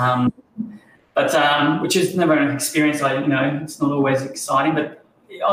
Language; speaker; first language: English; native; English